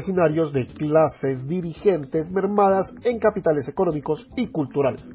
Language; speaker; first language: Spanish; native; Spanish